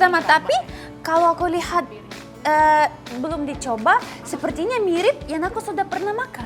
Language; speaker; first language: Indonesian; non-native, fluent; Russian